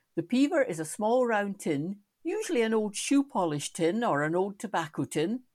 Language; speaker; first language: English; native; English